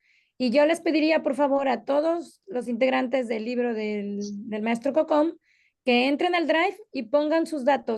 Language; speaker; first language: Spanish; native; Spanish